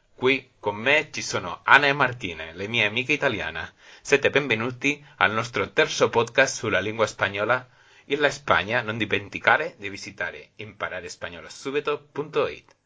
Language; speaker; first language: Italian; non-native, learner; Spanish